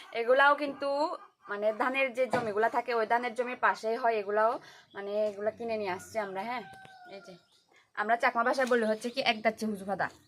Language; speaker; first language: Bangla; non-native, local second language; Chakma